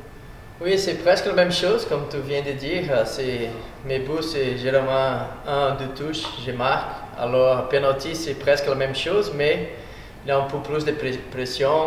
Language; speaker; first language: French; non-native, fluent; Portuguese